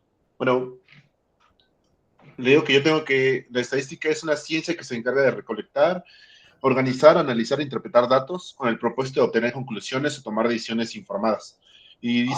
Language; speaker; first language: Spanish; native; Spanish